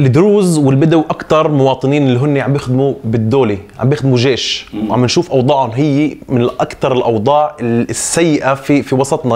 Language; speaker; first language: Arabic; native; Arabic